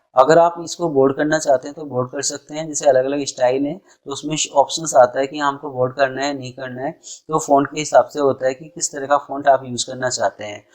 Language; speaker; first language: Hindi; native; Hindi